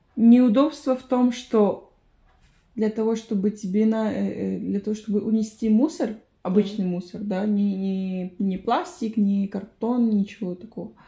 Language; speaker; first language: Russian; non-native, fluent; Spanish